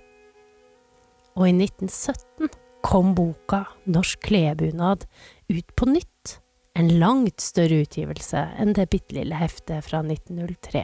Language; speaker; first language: Norwegian; native; Norwegian